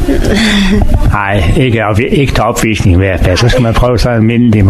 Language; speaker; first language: Danish; native; Danish